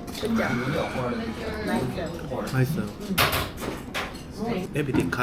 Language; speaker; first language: Korean; non-native, learner; Japanese